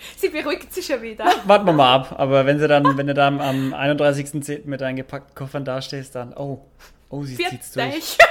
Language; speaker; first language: German; native; German